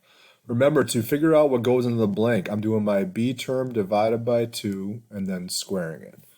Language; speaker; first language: English; native; English